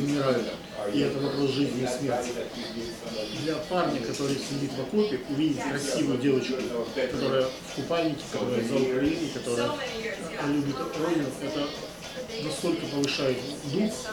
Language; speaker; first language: Russian; native; Russian